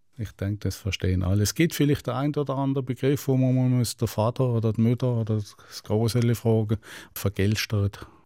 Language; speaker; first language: German; native; German